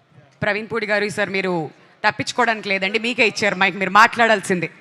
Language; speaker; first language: Telugu; native; Telugu